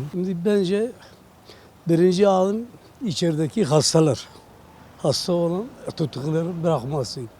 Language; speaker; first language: Turkish; non-native, local second language; Kurdish